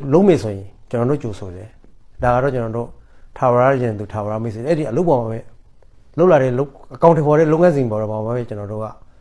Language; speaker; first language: Burmese; native; Burmese